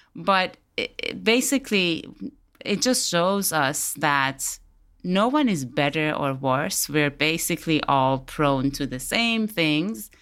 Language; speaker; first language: English; early bilingual, other home language; Persian